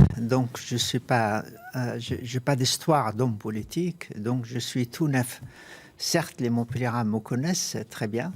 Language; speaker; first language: French; non-native, fluent; Arabic